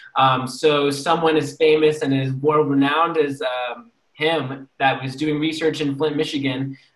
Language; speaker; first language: English; native; English